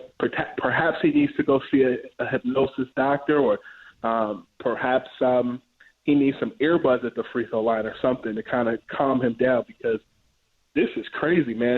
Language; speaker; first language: English; native; English